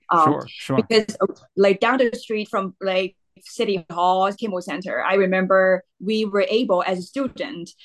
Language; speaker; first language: English; non-native, local second language; Cantonese